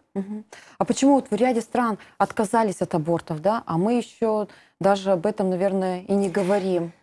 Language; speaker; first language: Russian; native; Russian